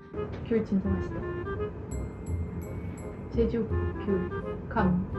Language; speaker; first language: Korean; non-native, learner; Dutch